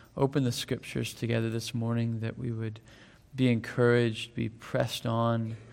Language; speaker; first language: English; native; English